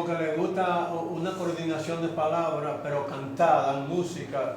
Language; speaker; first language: Spanish; native; Spanish